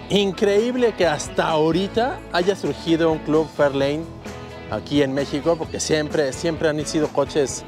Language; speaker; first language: Spanish; native; Spanish